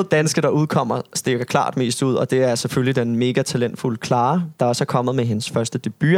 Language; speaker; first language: Danish; native; Danish